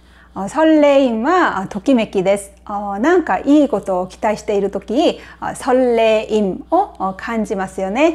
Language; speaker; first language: Japanese; non-native, fluent; Korean